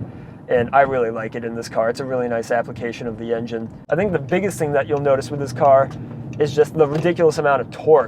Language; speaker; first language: English; native; English